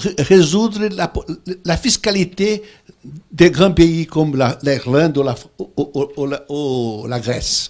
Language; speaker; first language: French; non-native, fluent; Portuguese